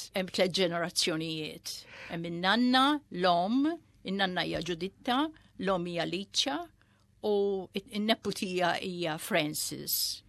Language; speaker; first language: Maltese; early bilingual, heritage; Maltese